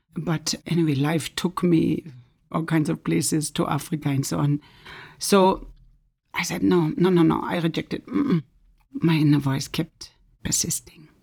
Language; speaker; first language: English; non-native, fluent; German